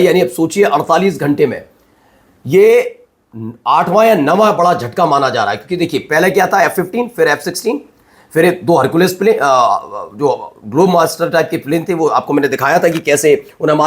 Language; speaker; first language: Hindi; native; Hindi